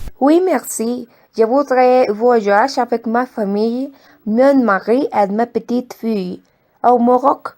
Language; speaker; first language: French; non-native, learner; Spanish